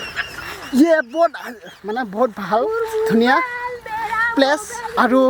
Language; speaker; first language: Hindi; non-native, local second language; Assamese